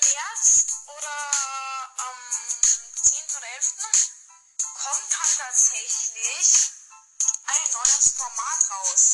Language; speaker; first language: German; native; German